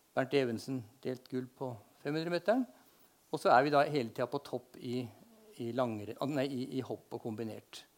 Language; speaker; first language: Norwegian; native; Norwegian